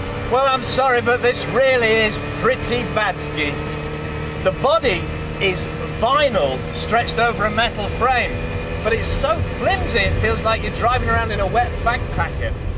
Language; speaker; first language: English; native; English